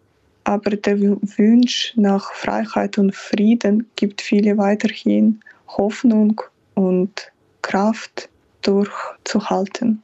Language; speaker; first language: German; non-native, fluent; Ukrainian